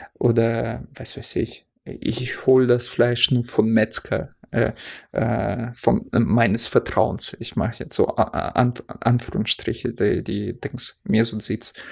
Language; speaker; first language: German; non-native, fluent; Russian